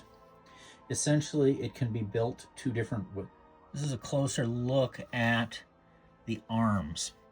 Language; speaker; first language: English; native; English